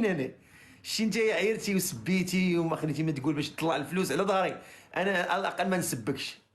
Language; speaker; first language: Arabic; native; Arabic